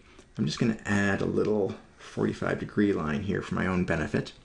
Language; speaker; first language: English; native; English